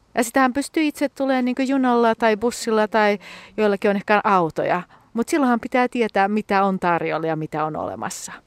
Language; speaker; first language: Finnish; early bilingual, heritage; Finnish